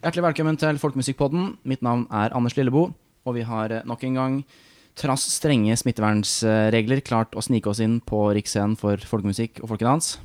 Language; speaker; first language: Norwegian; native; Norwegian